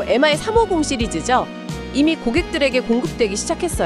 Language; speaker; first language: Korean; native; Korean